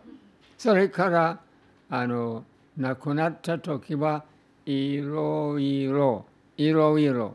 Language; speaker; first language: Japanese; non-native, fluent; English